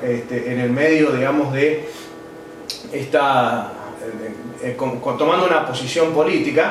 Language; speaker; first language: Spanish; native; Spanish